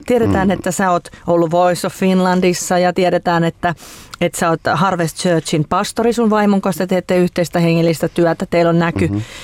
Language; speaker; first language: Finnish; native; Finnish